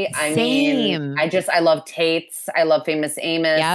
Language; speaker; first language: English; native; English